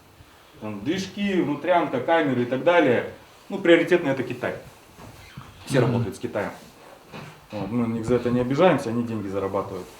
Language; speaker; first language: Russian; native; Russian